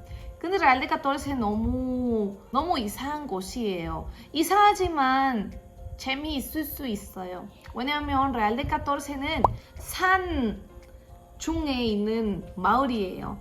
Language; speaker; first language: Korean; non-native, fluent; Spanish